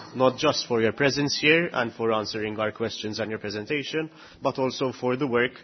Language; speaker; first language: English; non-native, local second language; Maltese